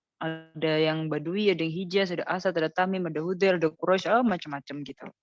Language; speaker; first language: Indonesian; native; Indonesian